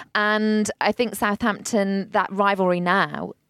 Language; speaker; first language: English; native; English